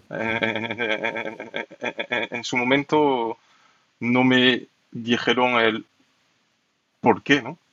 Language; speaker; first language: Spanish; non-native, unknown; French